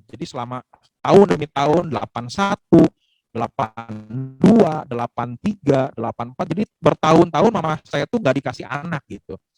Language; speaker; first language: Indonesian; native; Indonesian